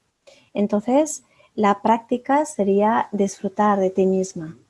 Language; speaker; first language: Spanish; native; Spanish